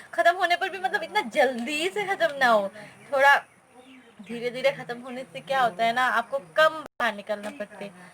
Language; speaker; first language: Hindi; non-native, local second language; Bangla